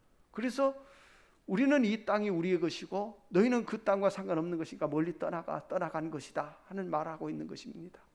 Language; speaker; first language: Korean; native; Korean